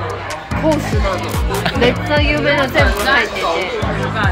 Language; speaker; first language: Japanese; non-native, fluent; Chinese